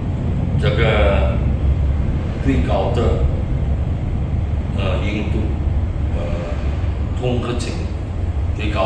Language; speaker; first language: Chinese; non-native, learner; Indonesian